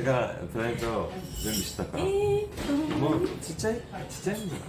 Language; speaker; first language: Japanese; non-native, learner; Korean